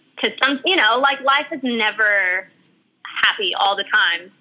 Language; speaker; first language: English; early bilingual, other home language; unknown